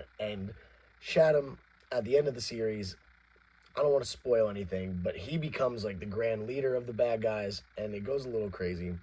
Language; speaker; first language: English; native; English